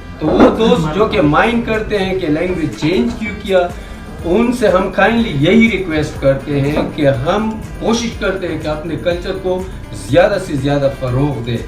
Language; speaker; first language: Urdu; non-native, local second language; Pashto